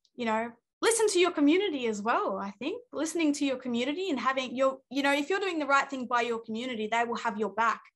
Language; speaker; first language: English; native; English